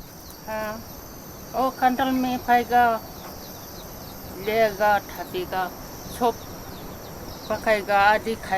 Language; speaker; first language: Hindi; non-native, local second language; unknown